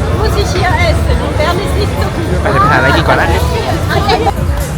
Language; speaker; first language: German; non-native, fluent; Thai